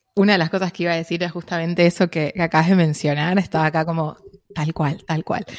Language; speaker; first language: Spanish; native; Spanish